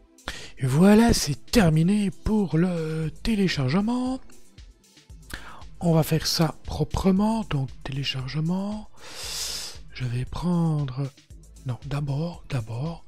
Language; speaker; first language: French; native; French